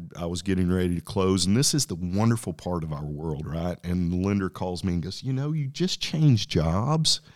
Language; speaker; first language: English; native; English